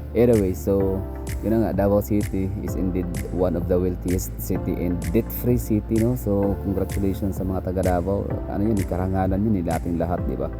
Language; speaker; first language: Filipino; non-native, local second language; Cebuano